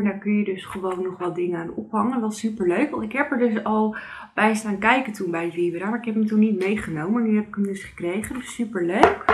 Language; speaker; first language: Dutch; native; Dutch